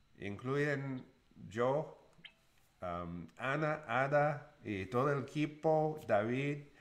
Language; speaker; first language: Spanish; non-native, learner; English